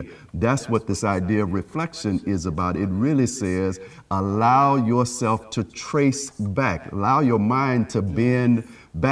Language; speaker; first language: English; native; English